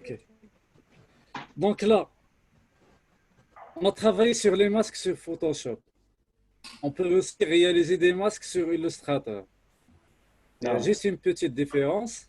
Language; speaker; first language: French; non-native, local second language; Arabic